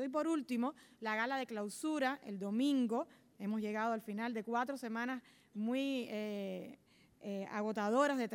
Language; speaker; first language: Spanish; native; Spanish